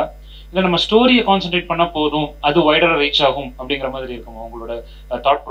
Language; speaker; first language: Tamil; native; Tamil